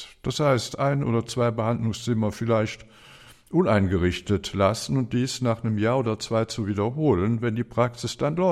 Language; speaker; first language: German; native; German